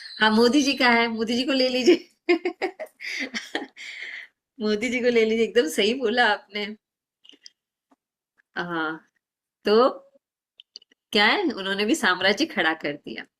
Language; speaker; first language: Hindi; native; Hindi